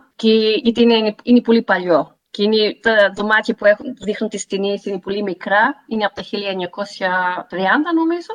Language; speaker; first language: Greek; early bilingual, heritage; Greek